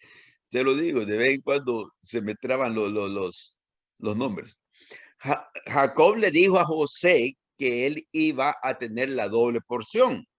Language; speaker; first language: Spanish; native; Spanish